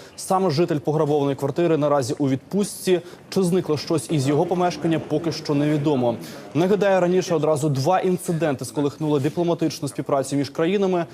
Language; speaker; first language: Ukrainian; native; Ukrainian